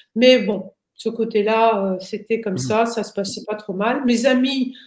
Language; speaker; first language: French; native; French